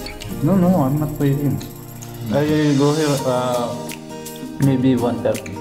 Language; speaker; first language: English; non-native, learner; Filipino